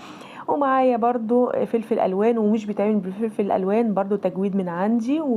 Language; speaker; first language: Arabic; native; Arabic